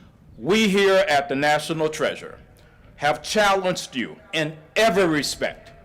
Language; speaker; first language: English; native; English